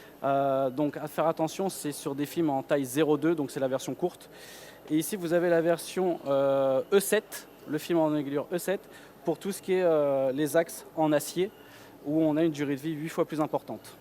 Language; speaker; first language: French; native; French